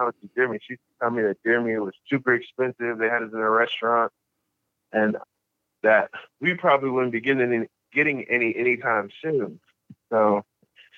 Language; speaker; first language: English; native; English